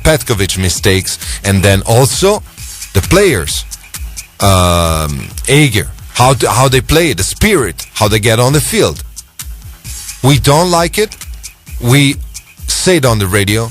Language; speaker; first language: English; non-native, fluent; Italian